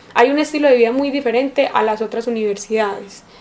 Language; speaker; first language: Spanish; native; Spanish